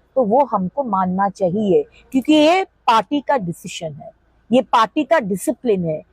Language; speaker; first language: Hindi; non-native, local second language; Bangla